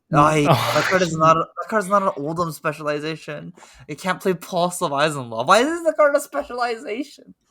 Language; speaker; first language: English; native; English